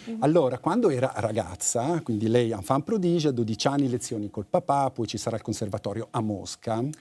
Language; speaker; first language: Italian; native; Italian